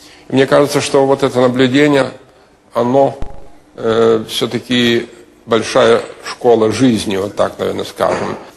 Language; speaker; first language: Russian; non-native, fluent; Lithuanian